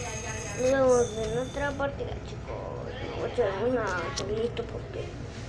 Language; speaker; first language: Spanish; native; Spanish